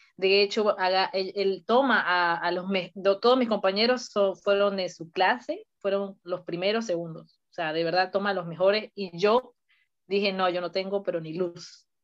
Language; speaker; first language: Spanish; native; Spanish